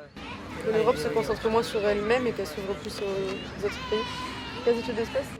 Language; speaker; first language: French; native; French